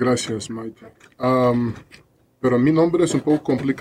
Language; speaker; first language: Spanish; non-native, learner; Russian